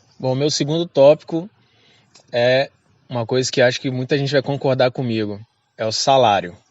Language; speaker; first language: Portuguese; native; Portuguese